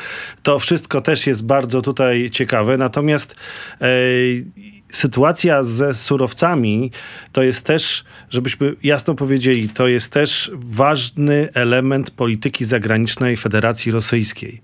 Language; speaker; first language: Polish; native; Polish